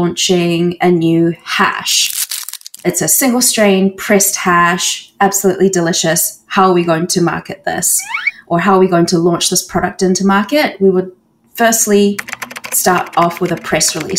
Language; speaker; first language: English; native; English